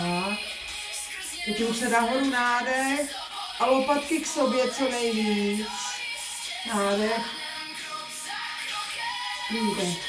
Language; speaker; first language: Czech; native; Czech